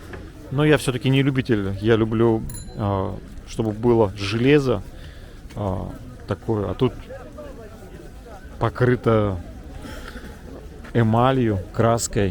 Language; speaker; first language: Russian; native; Russian